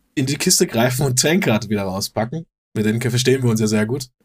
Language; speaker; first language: German; non-native, fluent; Danish